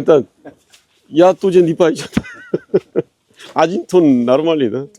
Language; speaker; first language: Russian; non-native, learner; Korean